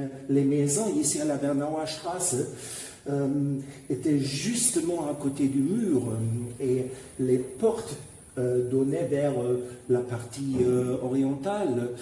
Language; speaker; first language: French; non-native, fluent; German